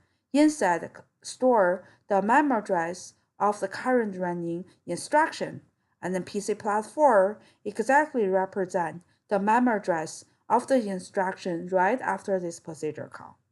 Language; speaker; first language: English; non-native, fluent; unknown